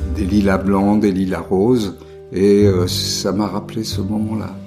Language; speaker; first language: French; native; French